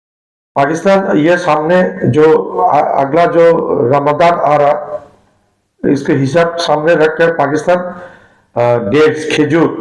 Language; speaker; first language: Hindi; non-native, fluent; Bangla